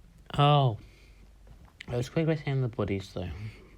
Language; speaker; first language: English; native; English